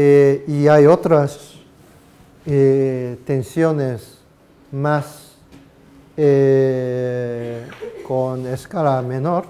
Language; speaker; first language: Spanish; non-native, fluent; Japanese